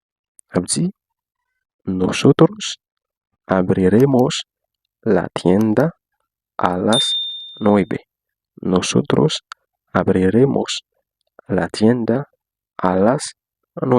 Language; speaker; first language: Spanish; non-native, fluent; Haitian Creole